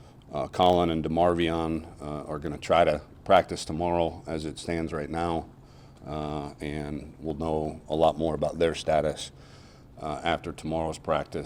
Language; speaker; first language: English; native; English